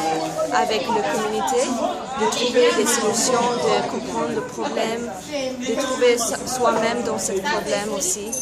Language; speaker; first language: French; non-native, learner; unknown